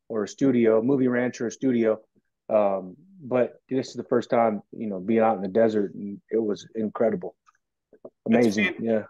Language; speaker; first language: English; native; English